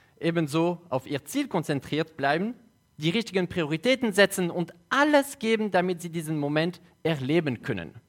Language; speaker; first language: German; non-native, local second language; French